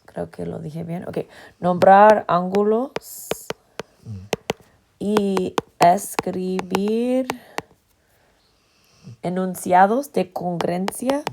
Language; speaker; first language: Spanish; non-native, fluent; English